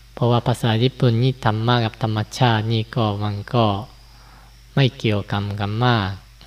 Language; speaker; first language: Thai; non-native, fluent; Japanese